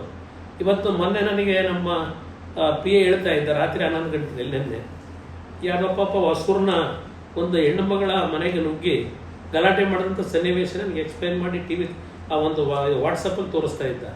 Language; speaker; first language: Kannada; native; Kannada